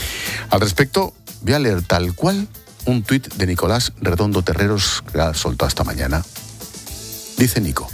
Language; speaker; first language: Spanish; native; Spanish